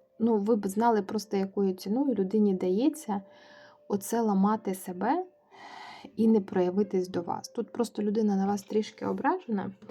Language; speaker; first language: Ukrainian; non-native, local second language; Russian